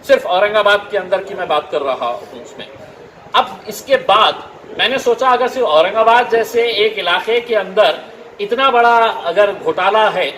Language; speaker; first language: Hindi; non-native, local second language; Marathi